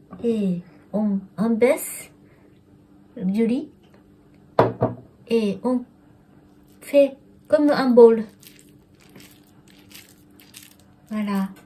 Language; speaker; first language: French; non-native, learner; Japanese